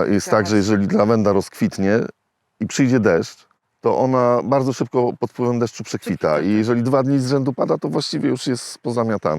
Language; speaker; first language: Polish; native; Polish